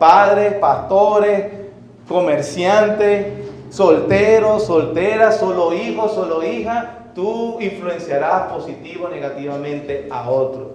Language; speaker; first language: Spanish; native; Spanish